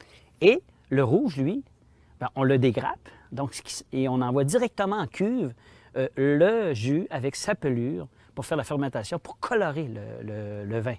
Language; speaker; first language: French; native; French